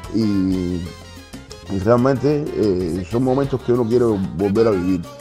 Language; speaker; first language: Spanish; native; Spanish